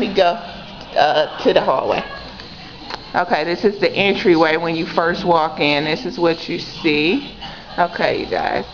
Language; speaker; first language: English; native; English